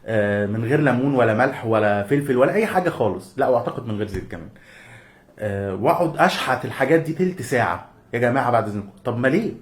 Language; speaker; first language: Arabic; native; Arabic